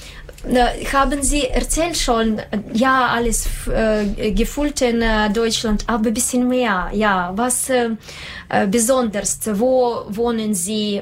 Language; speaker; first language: German; non-native, learner; Russian